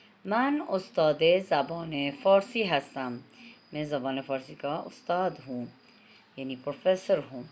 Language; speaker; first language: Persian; non-native, fluent; Urdu